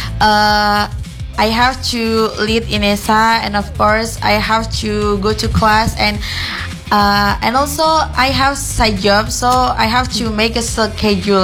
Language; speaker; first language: English; non-native, learner; Indonesian